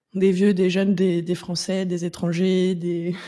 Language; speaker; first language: French; native; French